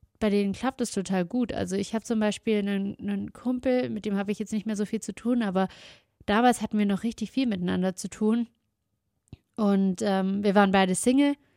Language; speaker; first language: German; native; German